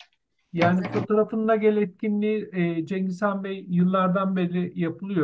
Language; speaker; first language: Turkish; native; Turkish